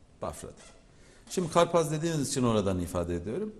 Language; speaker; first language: Turkish; native; Turkish